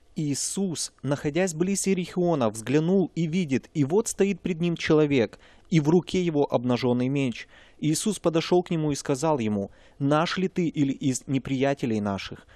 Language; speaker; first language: Russian; native; Russian